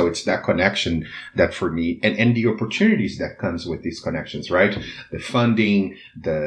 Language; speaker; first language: English; non-native, fluent; Portuguese